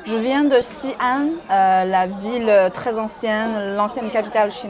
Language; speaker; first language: French; non-native, fluent; Chinese